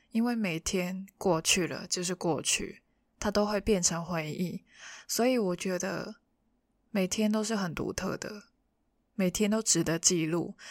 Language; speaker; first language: Chinese; non-native, local second language; Cantonese